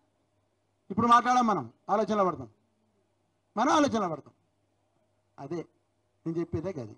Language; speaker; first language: Telugu; native; Telugu